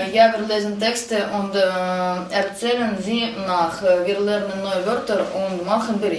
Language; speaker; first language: German; non-native, learner; Russian